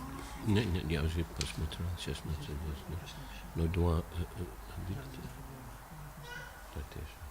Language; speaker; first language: Russian; non-native, learner; English